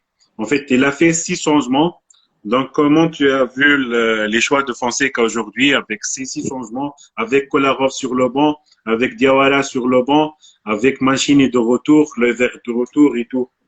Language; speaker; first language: French; non-native, local second language; Arabic